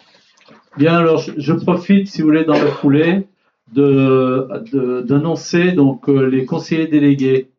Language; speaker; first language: French; native; French